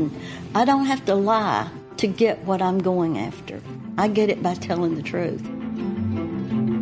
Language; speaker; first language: English; native; English